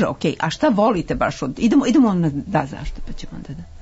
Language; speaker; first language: Serbian; native; Serbian